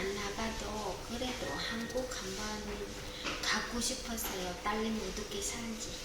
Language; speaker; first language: Korean; non-native, learner; Vietnamese